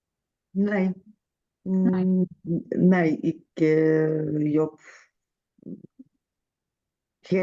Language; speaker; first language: Norwegian; non-native, learner; Lithuanian